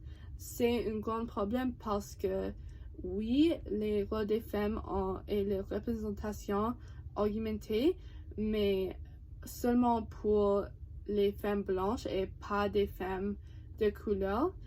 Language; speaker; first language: French; non-native, learner; English